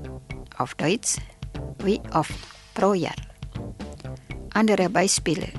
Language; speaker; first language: German; non-native, fluent; Indonesian